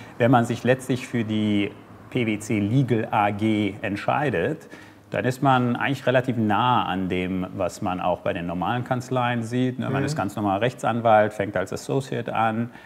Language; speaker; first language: German; early bilingual, other home language; Armenian